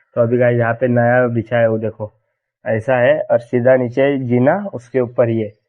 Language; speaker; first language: Hindi; non-native, local second language; Marathi